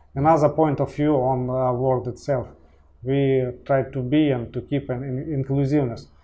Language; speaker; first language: English; non-native, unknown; Russian